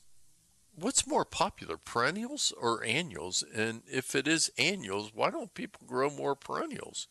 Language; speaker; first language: English; native; English